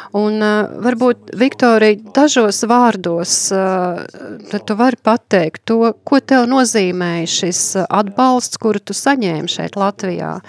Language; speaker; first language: Latvian; native; Latvian